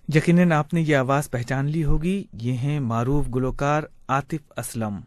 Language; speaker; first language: Urdu; native; Urdu